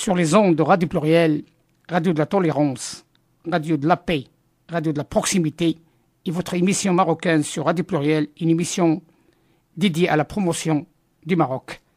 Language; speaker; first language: French; non-native, local second language; Arabic